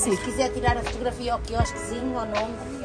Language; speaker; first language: Portuguese; native; Portuguese